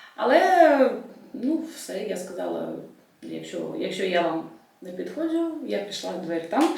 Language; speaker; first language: Ukrainian; non-native, local second language; Russian